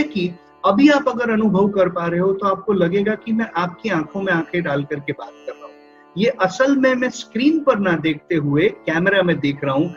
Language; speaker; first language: Hindi; non-native, local second language; Gujarati